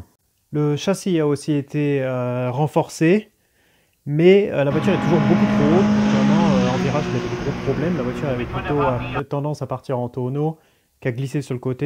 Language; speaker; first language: French; native; French